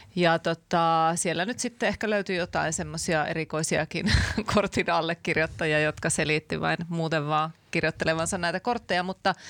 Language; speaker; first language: Finnish; native; Finnish